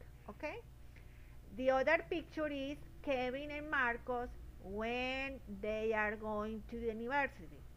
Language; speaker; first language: English; non-native, learner; Spanish